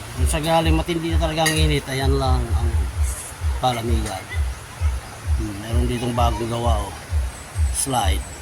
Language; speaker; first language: Filipino; non-native, local second language; Cebuano